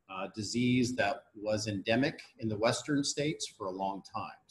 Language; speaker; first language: English; native; English